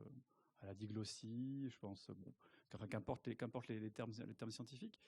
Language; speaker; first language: French; native; French